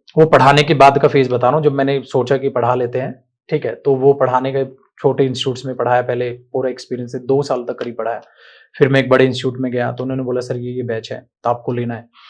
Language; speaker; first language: Hindi; native; Hindi